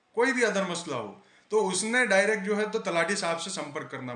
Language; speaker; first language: Hindi; non-native, local second language; Marathi